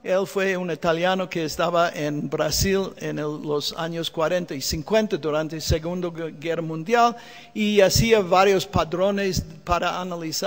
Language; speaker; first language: Spanish; non-native, fluent; English